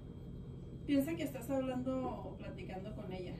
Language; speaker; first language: Spanish; early bilingual, heritage; English